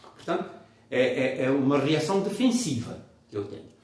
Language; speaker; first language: Portuguese; non-native, local second language; Kabuverdianu